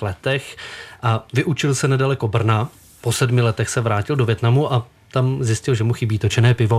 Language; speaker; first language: Czech; native; Czech